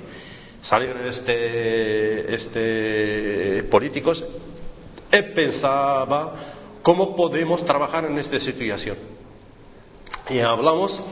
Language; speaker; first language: Spanish; non-native, fluent; Arabic